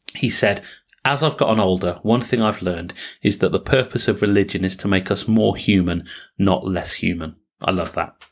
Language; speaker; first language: English; native; English